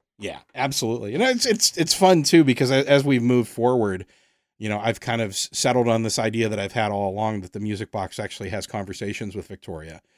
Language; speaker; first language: English; native; English